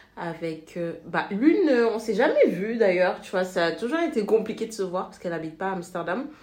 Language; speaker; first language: French; non-native, local second language; Wolof